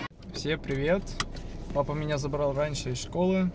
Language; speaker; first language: Russian; early bilingual, heritage; Russian